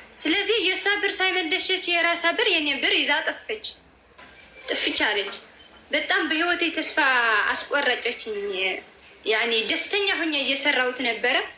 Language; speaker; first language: Amharic; non-native, local second language; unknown